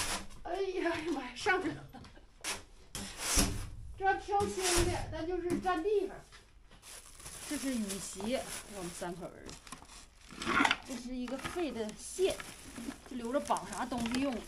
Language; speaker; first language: Chinese; native; Chinese